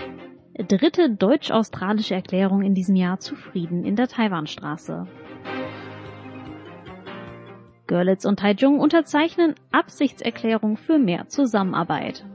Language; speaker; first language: German; native; German